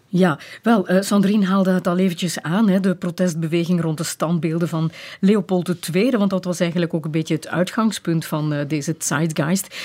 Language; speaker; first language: Dutch; native; Dutch